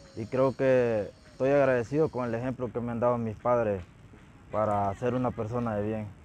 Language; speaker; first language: Spanish; native; Spanish